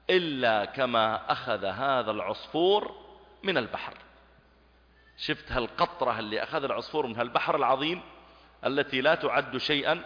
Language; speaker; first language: Arabic; native; Arabic